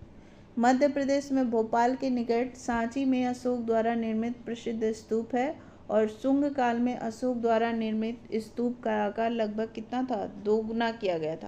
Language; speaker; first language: Hindi; native; Hindi